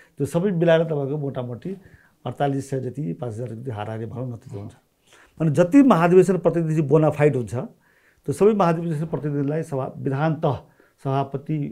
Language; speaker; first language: Nepali; non-native, local second language; Maithili